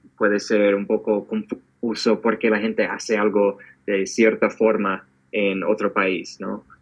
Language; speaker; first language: Spanish; non-native, fluent; English